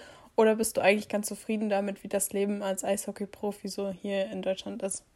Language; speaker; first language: German; native; German